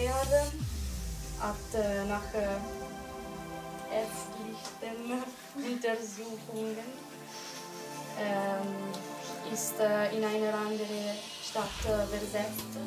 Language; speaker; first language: German; non-native, learner; Italian